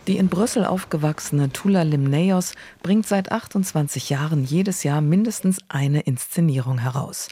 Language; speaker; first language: German; native; German